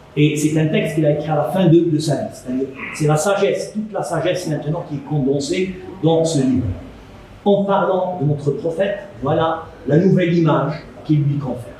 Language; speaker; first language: French; non-native, local second language; Arabic